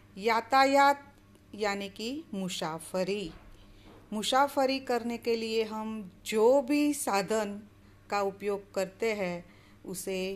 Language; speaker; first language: Hindi; non-native, local second language; Gujarati